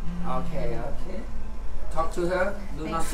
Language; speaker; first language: English; non-native, learner; Thai